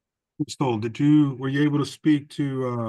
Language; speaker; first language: English; native; English